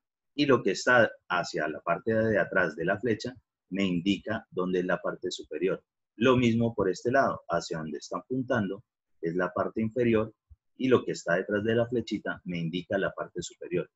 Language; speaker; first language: Spanish; native; Spanish